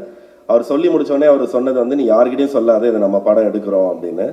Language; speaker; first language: Tamil; native; Tamil